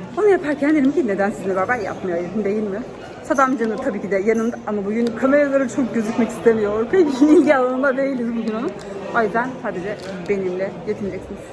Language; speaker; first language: Turkish; native; Turkish